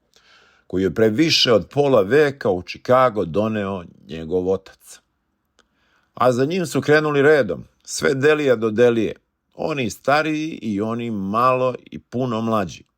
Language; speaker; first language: Bosnian; native; Bosnian